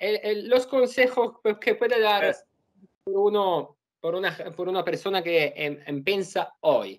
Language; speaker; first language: Spanish; non-native, learner; Italian